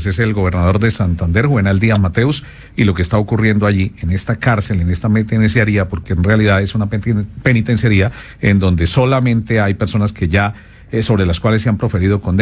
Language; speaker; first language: Spanish; native; Spanish